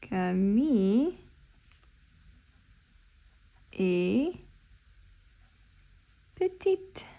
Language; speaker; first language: French; non-native, fluent; English